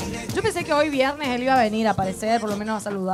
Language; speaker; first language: Spanish; native; Spanish